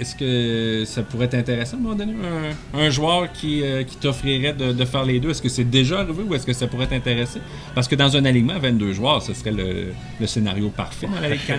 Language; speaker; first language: French; native; French